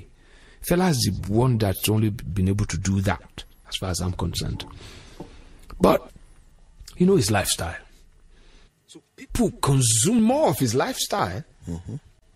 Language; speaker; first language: English; non-native, local second language; Yoruba